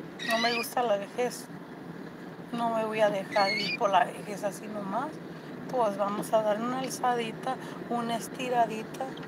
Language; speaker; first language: Spanish; early bilingual, heritage; Spanish